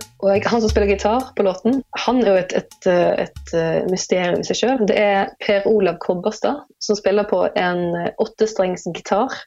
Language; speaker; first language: Norwegian; native; Norwegian